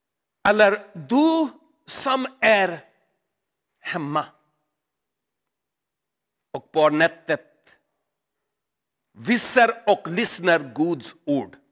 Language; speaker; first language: Swedish; non-native, learner; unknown